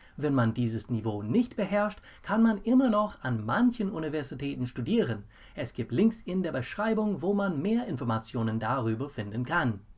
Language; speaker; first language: German; non-native, fluent; English